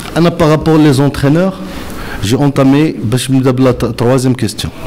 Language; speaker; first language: French; non-native, local second language; Arabic